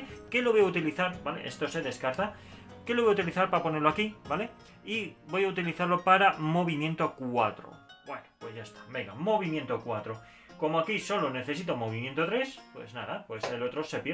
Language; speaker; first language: Spanish; native; Spanish